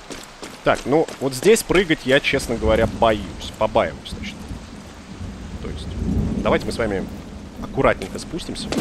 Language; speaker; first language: Russian; native; Russian